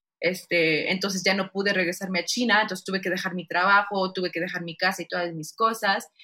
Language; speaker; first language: Spanish; early bilingual, heritage; Spanish